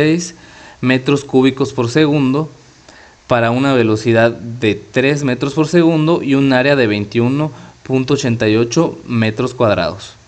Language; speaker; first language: Spanish; native; Spanish